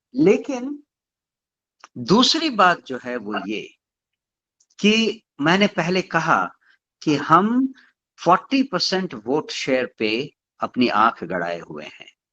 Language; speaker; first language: Hindi; native; Hindi